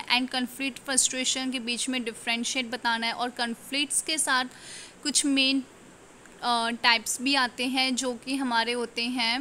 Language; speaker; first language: Hindi; native; Hindi